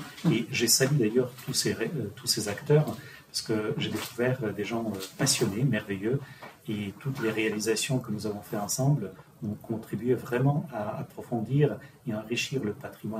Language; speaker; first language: French; non-native, fluent; Ukrainian